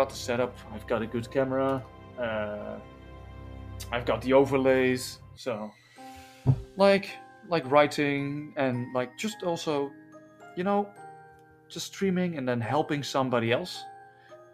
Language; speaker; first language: English; non-native, fluent; Dutch